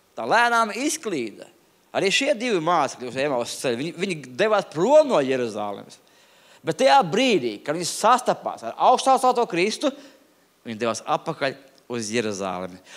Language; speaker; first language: Latvian; non-native, local second language; Russian